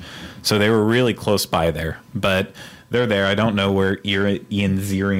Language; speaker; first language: English; native; English